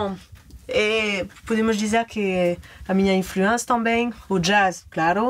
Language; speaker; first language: Portuguese; non-native, fluent; French